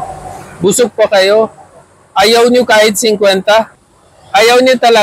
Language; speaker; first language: Filipino; non-native, learner; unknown